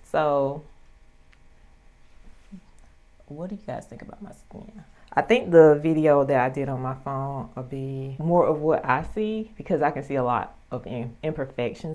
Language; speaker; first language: English; native; English